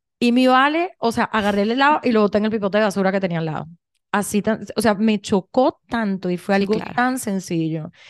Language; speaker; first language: Spanish; native; Spanish